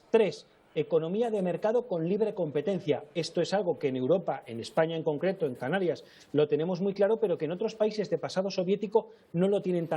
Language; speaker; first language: Spanish; native; Spanish